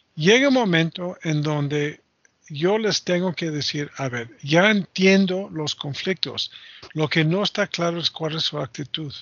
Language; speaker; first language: Spanish; non-native, fluent; English